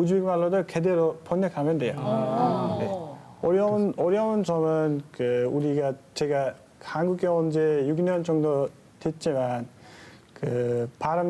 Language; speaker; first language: Korean; non-native, fluent; Uzbek